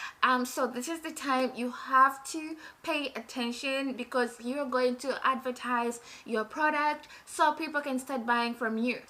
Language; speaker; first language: English; non-native, fluent; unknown